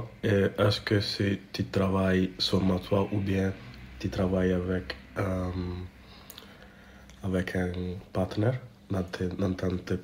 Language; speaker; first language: French; non-native, learner; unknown